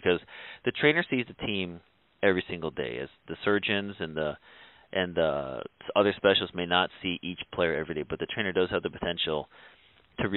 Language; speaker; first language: English; native; English